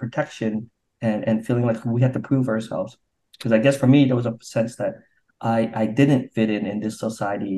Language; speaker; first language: English; native; English